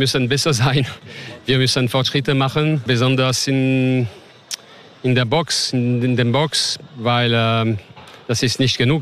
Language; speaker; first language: German; non-native, learner; French